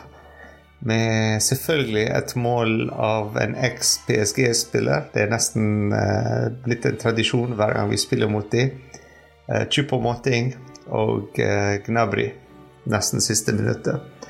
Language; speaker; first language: Norwegian; non-native, fluent; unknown